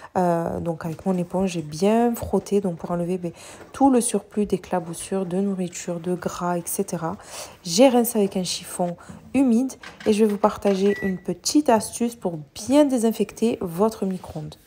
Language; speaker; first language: French; native; French